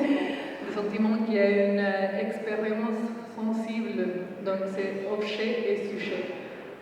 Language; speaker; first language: French; non-native, fluent; Spanish